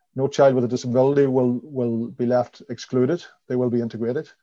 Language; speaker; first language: English; native; English